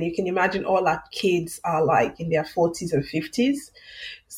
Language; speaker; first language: English; non-native, local second language; Yoruba